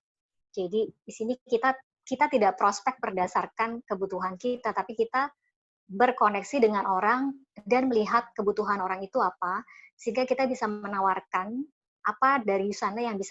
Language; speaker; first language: Indonesian; native; Indonesian